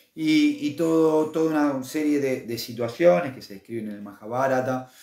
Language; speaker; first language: Spanish; native; Spanish